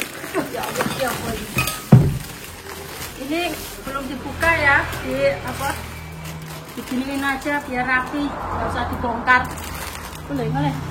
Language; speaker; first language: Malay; non-native, local second language; Javanese